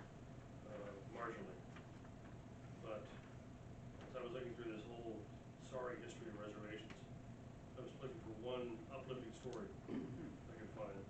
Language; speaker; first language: English; native; English